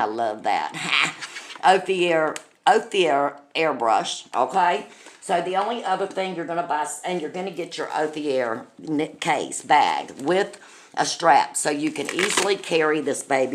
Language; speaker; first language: English; native; English